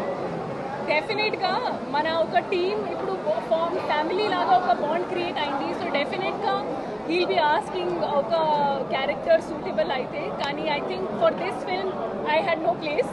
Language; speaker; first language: Telugu; non-native, fluent; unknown